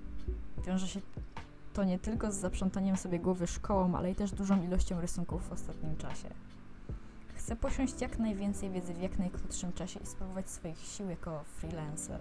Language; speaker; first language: Polish; native; Polish